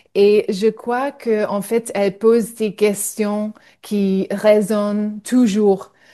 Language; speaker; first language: French; non-native, fluent; English